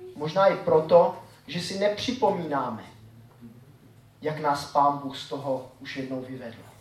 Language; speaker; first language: Czech; native; Czech